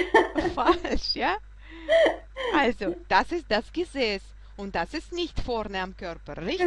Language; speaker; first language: German; non-native, fluent; Russian